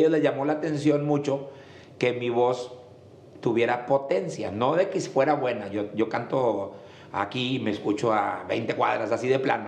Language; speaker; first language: Spanish; native; Spanish